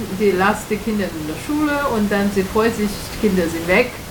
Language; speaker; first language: German; non-native, learner; Chinese